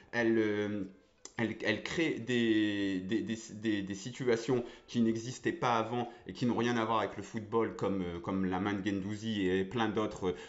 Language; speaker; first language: French; native; French